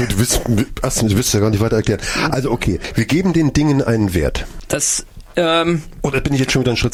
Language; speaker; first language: German; native; German